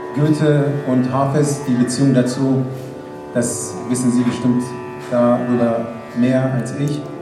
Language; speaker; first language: German; non-native, fluent; Persian